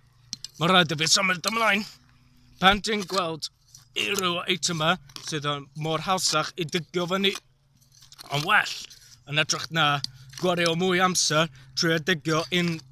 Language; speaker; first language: Welsh; non-native, learner; English